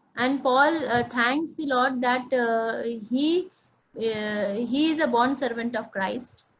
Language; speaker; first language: English; non-native, local second language; Hindi